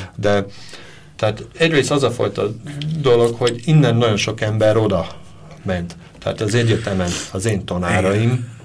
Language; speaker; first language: Hungarian; early bilingual, heritage; Hungarian